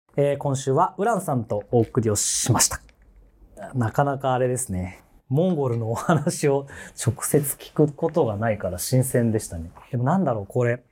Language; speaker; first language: Japanese; native; Japanese